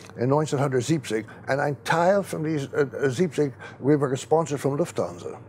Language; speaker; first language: German; non-native, fluent; English